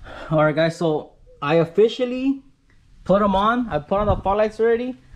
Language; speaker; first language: English; early bilingual, other home language; Spanish